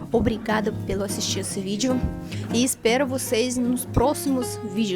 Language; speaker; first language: Portuguese; non-native, fluent; Russian